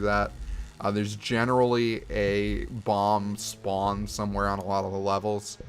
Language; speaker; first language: English; native; English